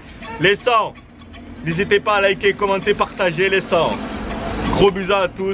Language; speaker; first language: French; native; French